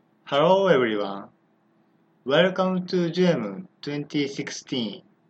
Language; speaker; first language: English; non-native, learner; Japanese